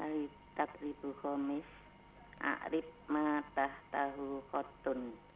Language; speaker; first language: Arabic; non-native, learner; Indonesian